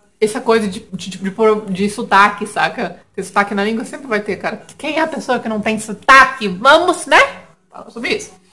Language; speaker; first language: Portuguese; native; Portuguese